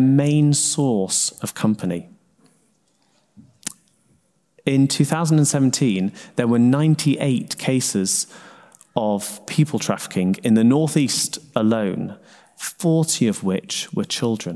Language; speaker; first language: English; native; English